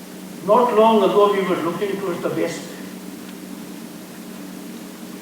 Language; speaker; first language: English; non-native, local second language; Hindi